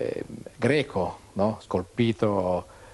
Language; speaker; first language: Italian; native; Italian